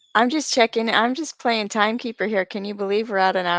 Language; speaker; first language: English; native; English